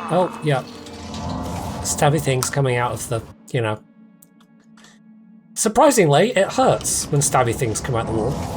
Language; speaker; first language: English; native; English